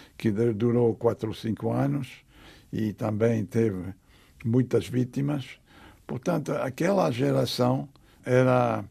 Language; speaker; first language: Portuguese; non-native, fluent; English